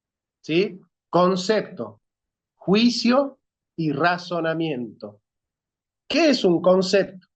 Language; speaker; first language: Spanish; native; Spanish